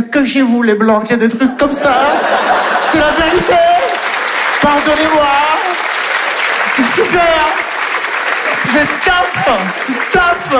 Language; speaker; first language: French; native; French